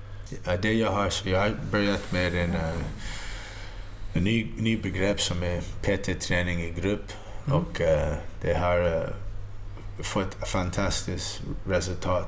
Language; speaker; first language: Swedish; early bilingual, heritage; Swedish